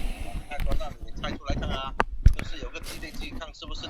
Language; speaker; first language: Chinese; native; Chinese